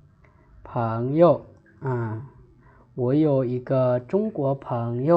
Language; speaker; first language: Chinese; non-native, fluent; Lao